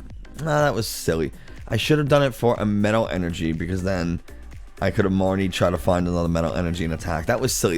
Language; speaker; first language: English; native; English